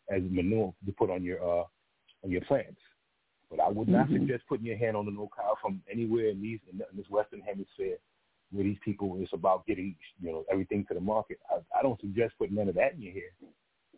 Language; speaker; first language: English; non-native, local second language; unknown